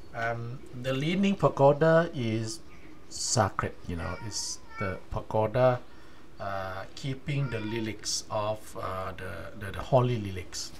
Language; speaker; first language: English; non-native, fluent; Thai